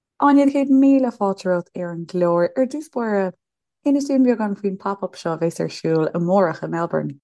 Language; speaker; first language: Irish; native; Irish